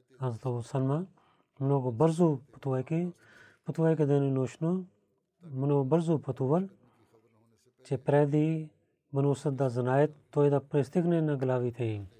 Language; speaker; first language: Bulgarian; non-native, fluent; Urdu